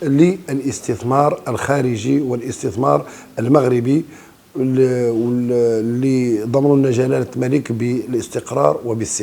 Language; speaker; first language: Arabic; native; Arabic